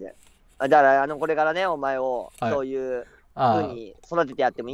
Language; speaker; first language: Japanese; native; Japanese